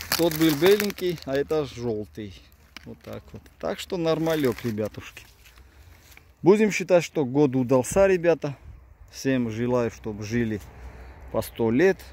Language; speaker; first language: Russian; non-native, local second language; Georgian